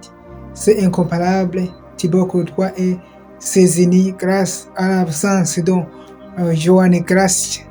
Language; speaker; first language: French; non-native, local second language; Kinyarwanda